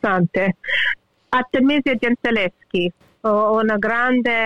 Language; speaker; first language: Italian; early bilingual, heritage; English